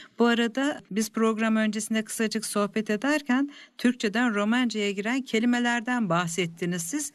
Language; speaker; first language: Turkish; native; Turkish